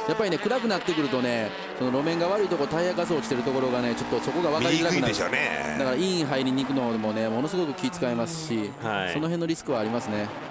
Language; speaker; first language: Japanese; native; Japanese